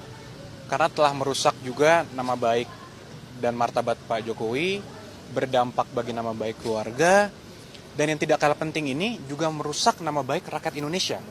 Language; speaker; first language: Indonesian; native; Indonesian